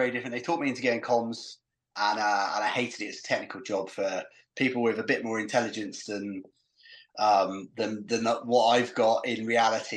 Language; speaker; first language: English; native; English